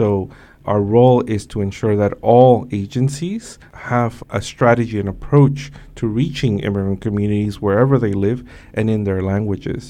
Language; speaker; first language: English; native; English